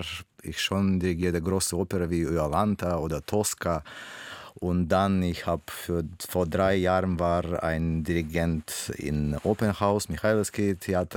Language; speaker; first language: German; non-native, learner; Russian